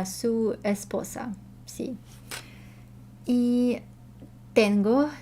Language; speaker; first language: Spanish; non-native, learner; Russian